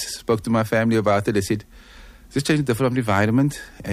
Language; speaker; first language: English; non-native, local second language; Afrikaans